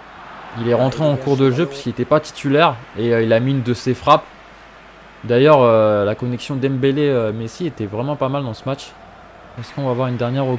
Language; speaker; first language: French; native; French